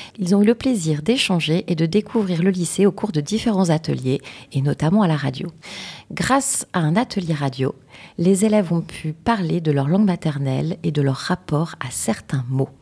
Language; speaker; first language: French; native; French